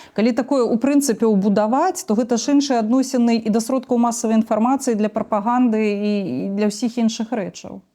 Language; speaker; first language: Belarusian; native; Belarusian